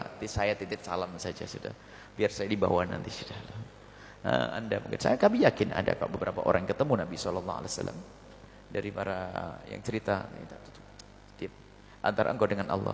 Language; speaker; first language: Indonesian; native; Indonesian